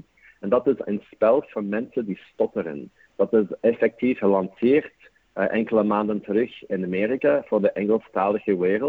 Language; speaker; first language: Dutch; non-native, fluent; English